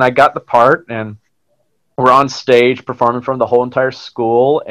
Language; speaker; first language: English; native; English